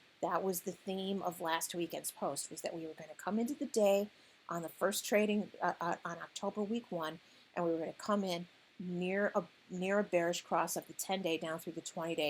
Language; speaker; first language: English; native; English